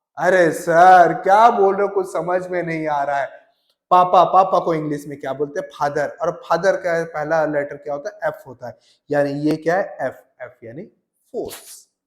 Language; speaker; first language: Hindi; native; Hindi